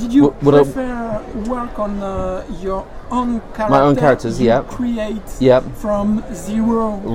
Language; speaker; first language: English; non-native, learner; French